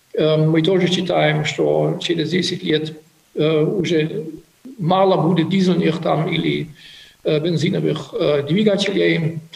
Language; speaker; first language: Russian; non-native, fluent; German